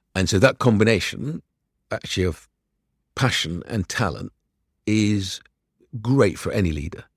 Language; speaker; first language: English; early bilingual, other home language; Arabic